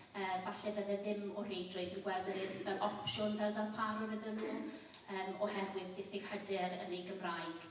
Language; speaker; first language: Welsh; non-native, local second language; English